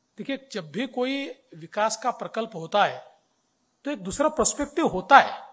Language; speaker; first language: Hindi; non-native, local second language; Marathi